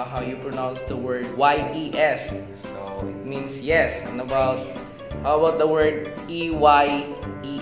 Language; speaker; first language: English; non-native, local second language; Filipino